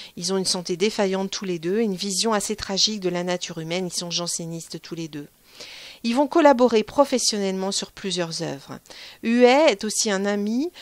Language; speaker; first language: French; native; French